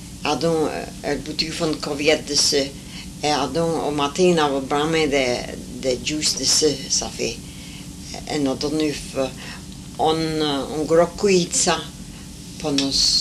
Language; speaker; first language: French; early bilingual, heritage; French